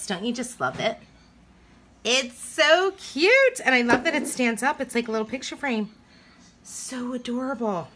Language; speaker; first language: English; native; English